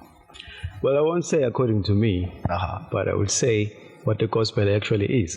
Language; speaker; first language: English; non-native, local second language; Zulu